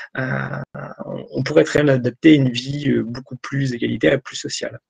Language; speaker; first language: French; native; French